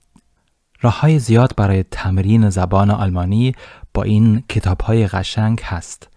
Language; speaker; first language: Persian; non-native, fluent; German